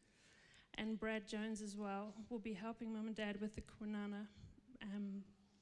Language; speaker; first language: English; native; English